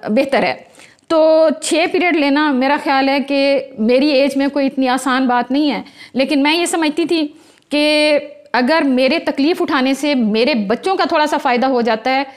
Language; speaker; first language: Urdu; non-native, local second language; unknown